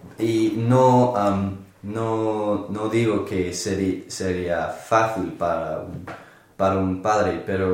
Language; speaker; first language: Spanish; non-native, learner; English